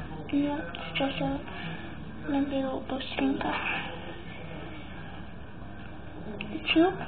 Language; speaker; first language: Russian; early bilingual, heritage; Russian